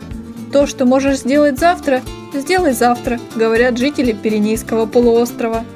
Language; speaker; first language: Russian; native; Russian